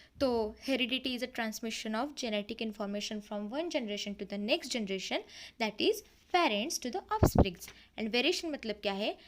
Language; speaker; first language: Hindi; non-native, local second language; Marathi